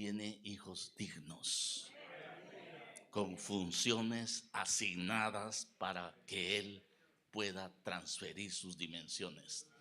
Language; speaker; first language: Spanish; native; Spanish